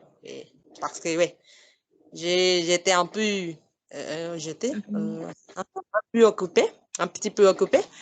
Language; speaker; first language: French; non-native, fluent; Spanish